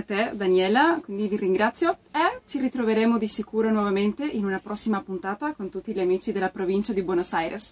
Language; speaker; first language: Italian; non-native, fluent; Spanish